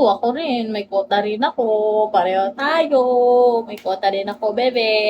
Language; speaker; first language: Filipino; non-native, local second language; Cebuano